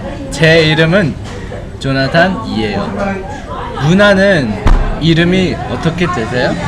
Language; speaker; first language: Korean; non-native, learner; English